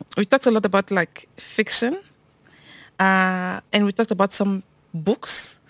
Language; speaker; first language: English; non-native, local second language; French